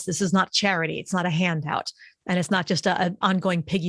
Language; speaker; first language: English; native; English